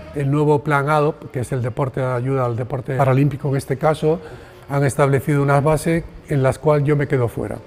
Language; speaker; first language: Spanish; native; Spanish